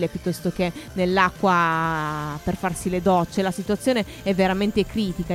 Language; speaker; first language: Italian; native; Italian